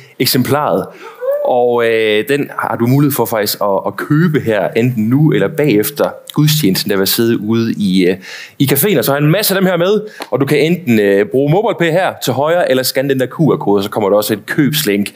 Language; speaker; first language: Danish; native; Danish